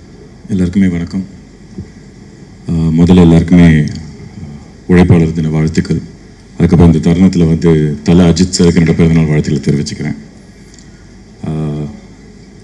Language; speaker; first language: Tamil; native; Tamil